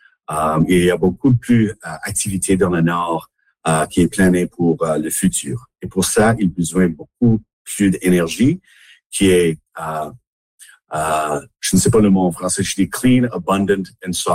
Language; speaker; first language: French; non-native, local second language; English